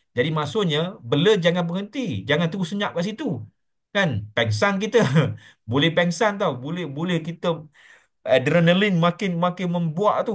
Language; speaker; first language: Malay; native; Malay